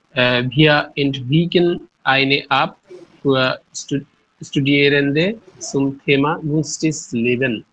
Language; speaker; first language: German; non-native, learner; Bangla